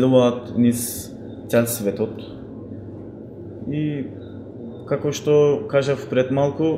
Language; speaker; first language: Macedonian; non-native, fluent; Turkish